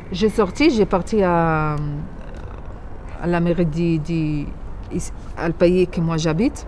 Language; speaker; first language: French; non-native, local second language; Arabic